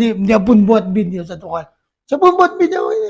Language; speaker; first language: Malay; non-native, local second language; Filipino